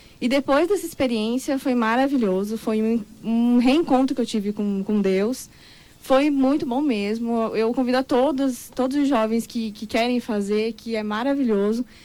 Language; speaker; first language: Portuguese; native; Portuguese